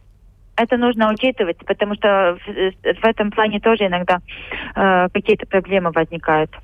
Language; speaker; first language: Russian; non-native, local second language; Latvian